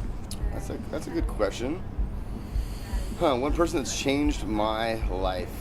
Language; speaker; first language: English; native; English